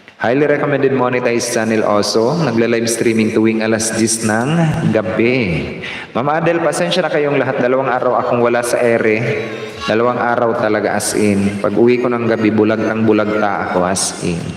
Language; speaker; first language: Filipino; non-native, local second language; Bikol